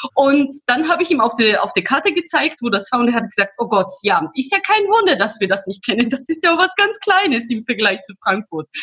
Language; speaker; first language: German; non-native, fluent; Georgian